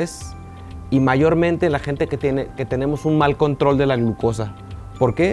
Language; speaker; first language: Spanish; native; Spanish